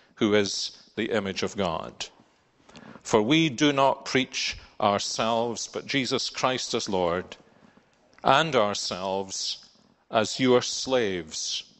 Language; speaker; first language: English; native; English